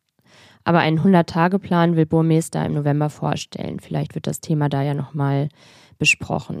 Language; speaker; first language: German; native; German